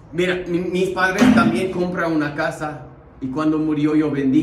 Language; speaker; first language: Spanish; non-native, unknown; English